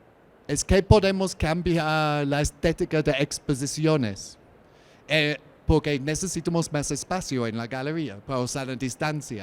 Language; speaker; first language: Spanish; non-native, learner; English